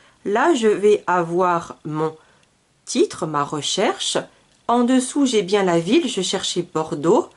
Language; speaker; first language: French; native; French